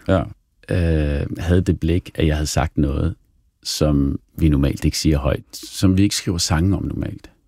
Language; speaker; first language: Danish; early bilingual, other home language; Arabic